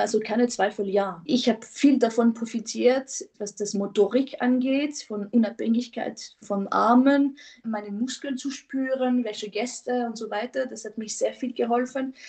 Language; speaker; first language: German; non-native, fluent; French